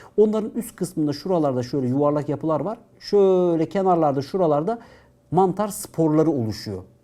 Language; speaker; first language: Turkish; native; Turkish